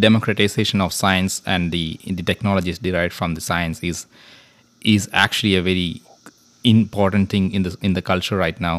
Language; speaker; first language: English; non-native, local second language; Malayalam